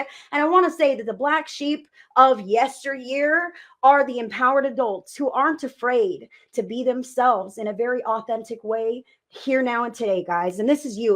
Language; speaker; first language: English; native; English